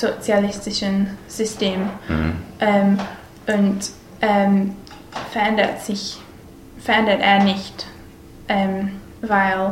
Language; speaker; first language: German; non-native, learner; English